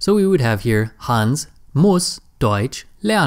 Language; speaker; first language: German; non-native, fluent; English